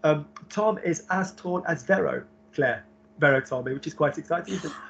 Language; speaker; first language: English; native; English